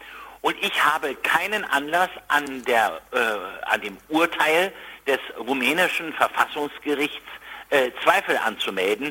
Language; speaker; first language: German; native; German